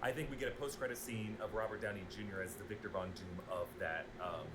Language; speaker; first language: English; native; English